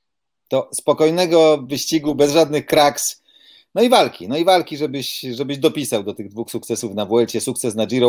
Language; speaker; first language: Polish; native; Polish